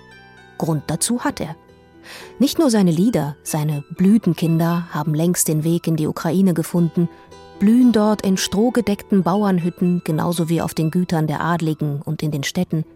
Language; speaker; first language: German; native; German